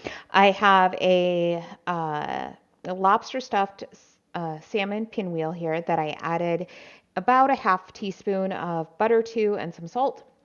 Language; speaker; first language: English; native; English